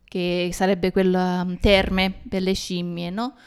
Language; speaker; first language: Italian; non-native, fluent; Japanese